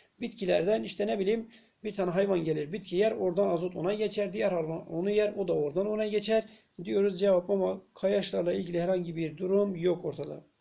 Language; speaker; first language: Turkish; native; Turkish